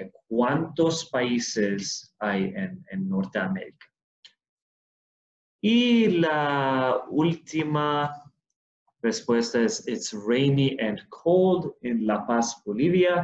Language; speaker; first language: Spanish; non-native, fluent; Swedish